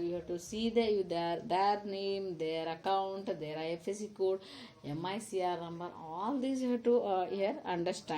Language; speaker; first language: English; non-native, local second language; Kannada